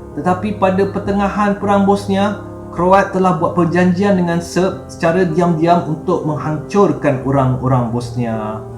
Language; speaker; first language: Malay; native; Malay